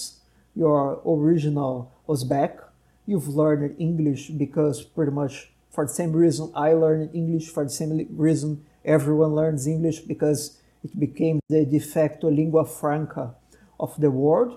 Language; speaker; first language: English; non-native, fluent; Portuguese